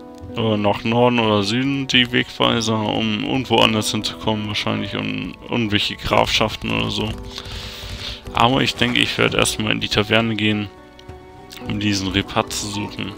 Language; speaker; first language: German; native; German